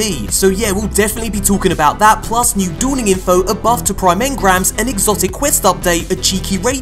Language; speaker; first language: English; native; English